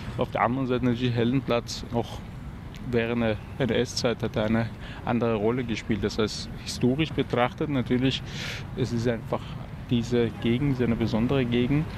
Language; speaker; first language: German; non-native, fluent; Persian